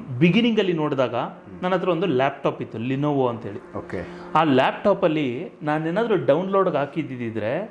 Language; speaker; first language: Kannada; native; Kannada